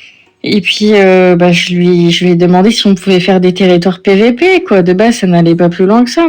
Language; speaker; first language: French; native; French